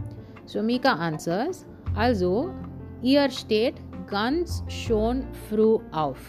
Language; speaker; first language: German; non-native, fluent; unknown